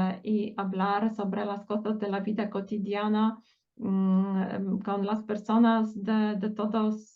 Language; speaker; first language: Spanish; non-native, fluent; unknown